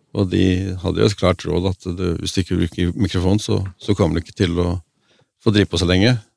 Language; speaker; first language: Norwegian; native; Norwegian